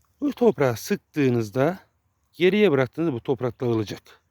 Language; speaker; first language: Turkish; native; Turkish